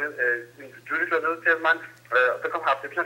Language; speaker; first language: Persian; native; Persian